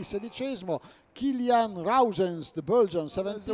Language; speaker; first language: English; non-native, fluent; Italian